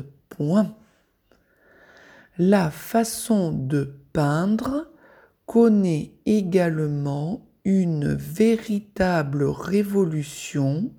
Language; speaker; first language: French; native; French